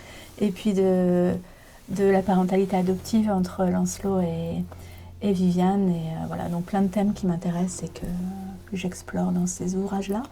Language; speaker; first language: French; native; French